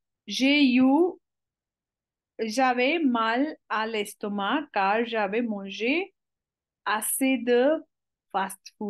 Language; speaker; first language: French; non-native, fluent; Hindi